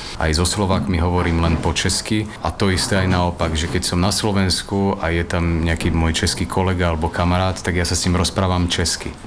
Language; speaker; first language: Slovak; native; Slovak